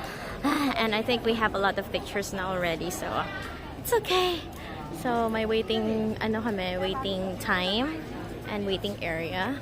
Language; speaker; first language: English; non-native, local second language; Filipino